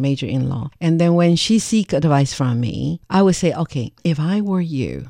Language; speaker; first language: English; non-native, fluent; Chinese